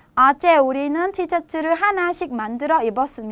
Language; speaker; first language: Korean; non-native, fluent; Khmer